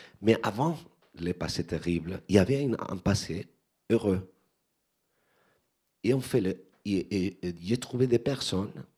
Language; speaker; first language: French; non-native, learner; Spanish